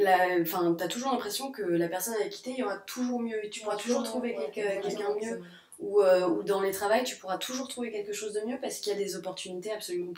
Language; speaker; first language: French; native; French